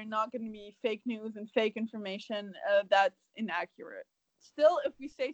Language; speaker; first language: English; non-native, fluent; German